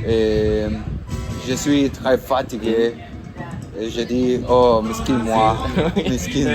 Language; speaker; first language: French; non-native, learner; Spanish